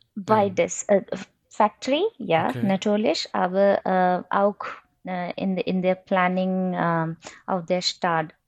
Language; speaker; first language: German; non-native, fluent; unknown